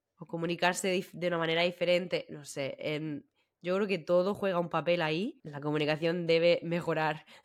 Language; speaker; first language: Spanish; native; Spanish